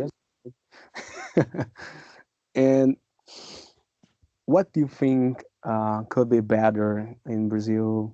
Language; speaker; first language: English; non-native, fluent; Portuguese